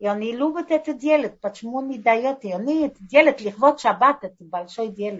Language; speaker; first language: Russian; non-native, fluent; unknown